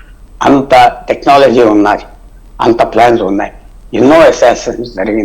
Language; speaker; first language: Telugu; native; Telugu